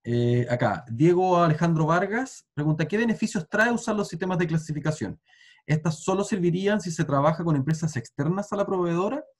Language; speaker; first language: Spanish; native; Spanish